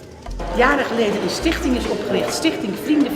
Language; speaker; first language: Dutch; native; Dutch